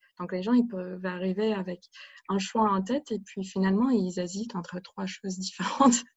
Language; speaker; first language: French; non-native, fluent; English